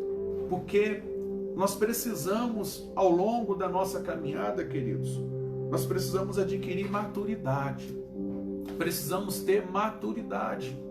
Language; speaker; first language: Portuguese; native; Portuguese